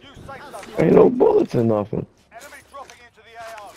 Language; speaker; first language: English; native; English